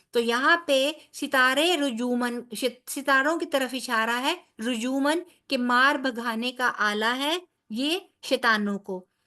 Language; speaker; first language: Urdu; non-native, local second language; Punjabi